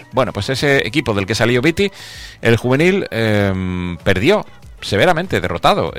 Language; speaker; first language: Spanish; native; Spanish